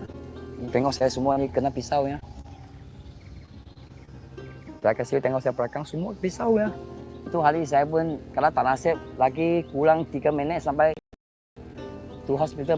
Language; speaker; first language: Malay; non-native, local second language; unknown